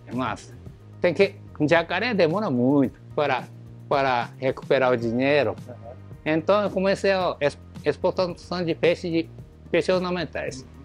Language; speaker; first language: Portuguese; non-native, learner; Japanese